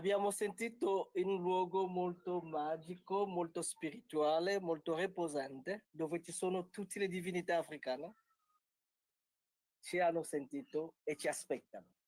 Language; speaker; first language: Italian; non-native, learner; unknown